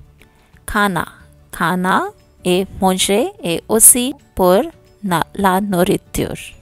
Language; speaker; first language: French; non-native, learner; Hindi